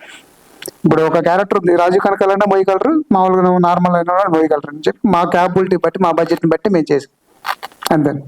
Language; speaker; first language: Telugu; native; Telugu